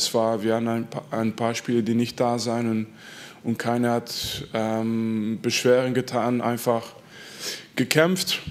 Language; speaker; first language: German; non-native, fluent; French